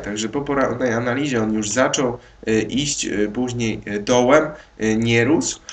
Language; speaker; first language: Polish; native; Polish